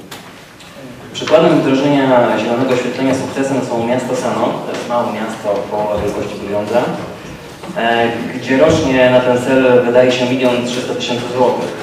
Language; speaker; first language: Polish; native; Polish